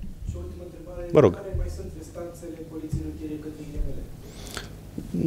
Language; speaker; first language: Romanian; native; Romanian